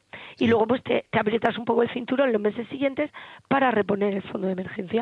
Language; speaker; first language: Spanish; native; Spanish